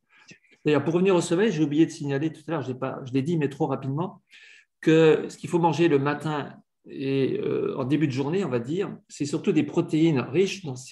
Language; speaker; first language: French; native; French